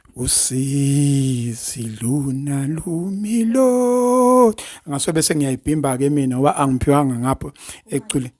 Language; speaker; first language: Zulu; native; Zulu